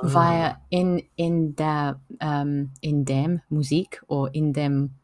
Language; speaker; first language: German; non-native, learner; French